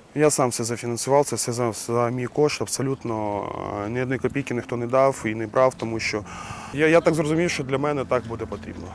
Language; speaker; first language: Ukrainian; native; Ukrainian